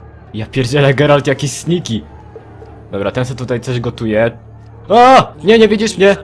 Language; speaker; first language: Polish; native; Polish